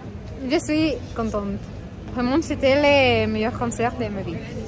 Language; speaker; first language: French; non-native, learner; Spanish